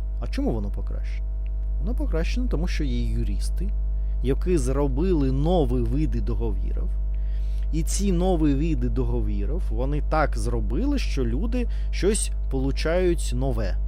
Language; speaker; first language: Ukrainian; non-native, learner; Russian